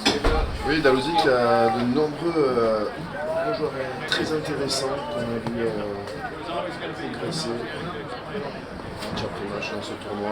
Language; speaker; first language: French; native; French